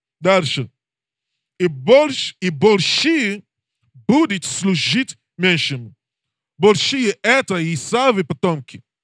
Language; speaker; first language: Russian; non-native, learner; English